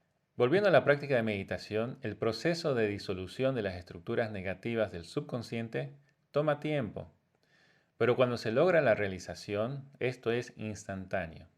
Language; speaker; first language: Spanish; native; Spanish